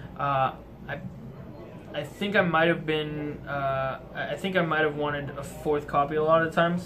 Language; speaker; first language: English; native; English